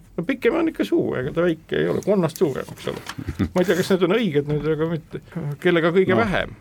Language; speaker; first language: Estonian; native; Estonian